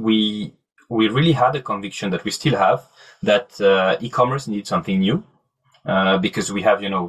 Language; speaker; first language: English; non-native, fluent; French